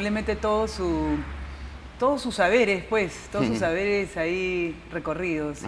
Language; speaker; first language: Spanish; native; Spanish